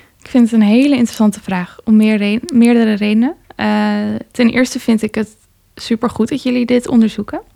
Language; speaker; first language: Dutch; native; Dutch